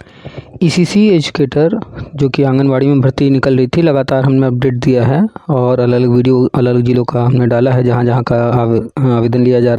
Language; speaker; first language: Hindi; native; Hindi